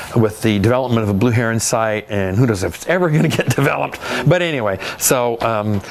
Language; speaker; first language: English; native; English